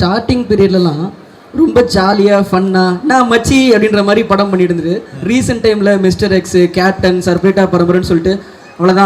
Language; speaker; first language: Tamil; native; Tamil